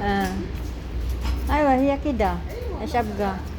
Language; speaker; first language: Arabic; non-native, learner; Filipino